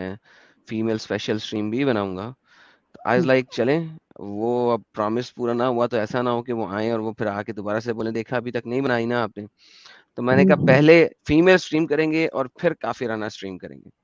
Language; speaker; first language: Hindi; native; Hindi